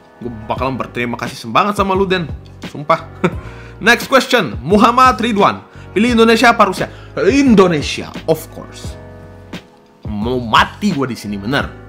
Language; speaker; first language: Indonesian; non-native, fluent; Russian